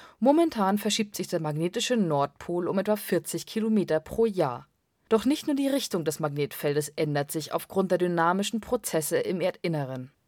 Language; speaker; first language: German; native; German